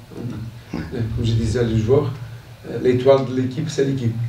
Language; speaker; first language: French; non-native, fluent; Portuguese